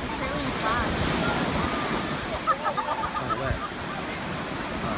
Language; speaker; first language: Korean; early bilingual, heritage; English